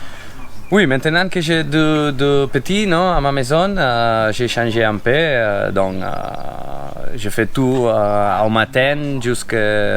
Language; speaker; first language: French; non-native, fluent; Spanish